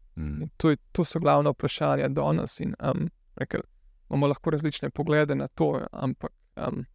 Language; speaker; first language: Slovenian; native; Slovenian